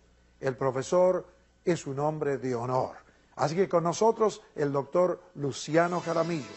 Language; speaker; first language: Spanish; native; Spanish